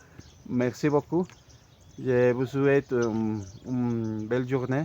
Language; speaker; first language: French; non-native, fluent; Spanish